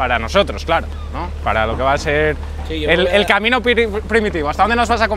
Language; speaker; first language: Spanish; native; Spanish